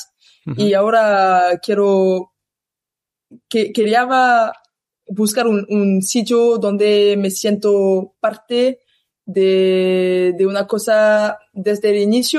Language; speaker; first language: Spanish; non-native, learner; French